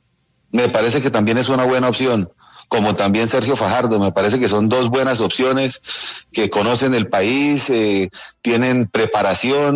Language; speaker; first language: Spanish; native; Spanish